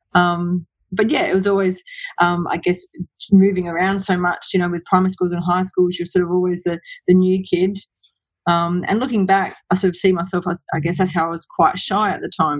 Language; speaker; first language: English; native; English